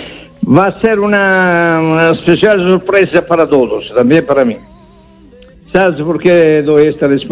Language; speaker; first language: Spanish; non-native, fluent; Italian